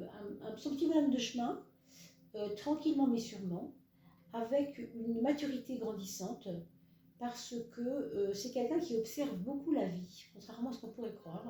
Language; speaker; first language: French; native; French